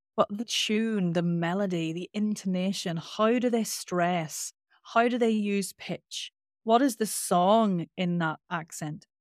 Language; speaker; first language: English; native; English